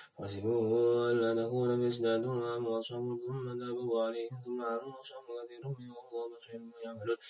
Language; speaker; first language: Arabic; non-native, learner; Indonesian